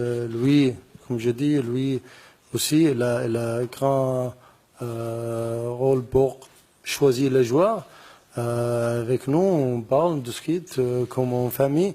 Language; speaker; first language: French; non-native, learner; Arabic